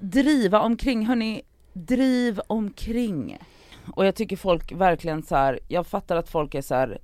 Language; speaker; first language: Swedish; native; Swedish